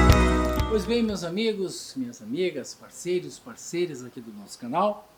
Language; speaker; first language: Portuguese; native; Portuguese